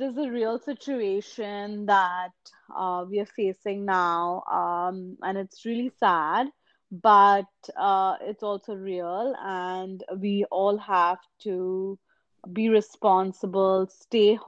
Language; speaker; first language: English; non-native, local second language; Hindi